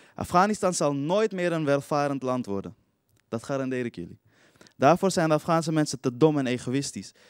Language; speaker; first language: Dutch; early bilingual, other home language; Persian